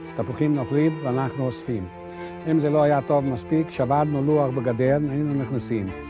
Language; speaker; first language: Hebrew; non-native, fluent; Yiddish